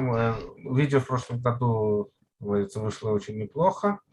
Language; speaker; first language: Russian; native; Russian